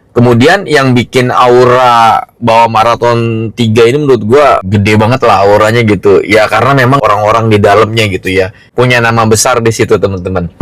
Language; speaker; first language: Indonesian; native; Indonesian